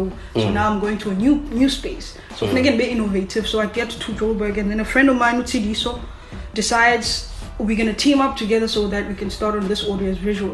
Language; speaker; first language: English; non-native, local second language; Xhosa